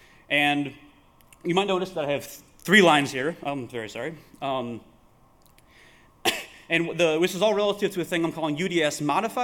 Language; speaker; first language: English; native; English